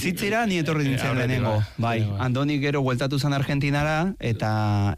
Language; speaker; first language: Basque; non-native, fluent; Spanish